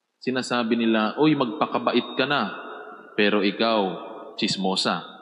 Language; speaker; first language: Filipino; native; Filipino